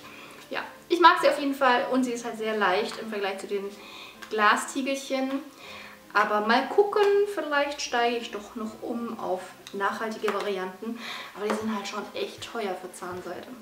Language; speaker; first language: German; native; German